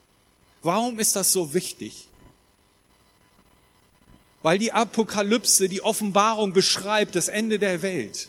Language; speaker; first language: German; native; German